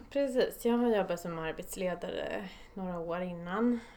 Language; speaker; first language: Swedish; early bilingual, other home language; Polish